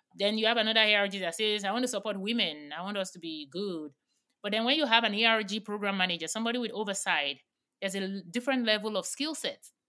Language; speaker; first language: English; non-native, local second language; Yoruba